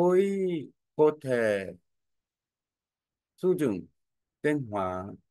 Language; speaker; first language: Vietnamese; non-native, learner; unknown